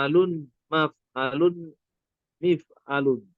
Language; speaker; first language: Arabic; non-native, learner; Indonesian